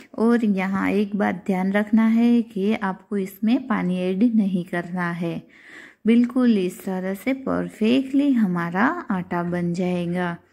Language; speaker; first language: Hindi; non-native, local second language; Gujarati